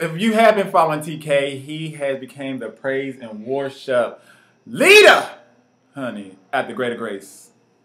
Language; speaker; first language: English; native; English